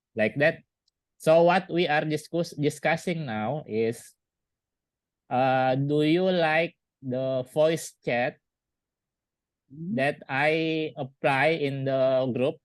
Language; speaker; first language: English; non-native, learner; Indonesian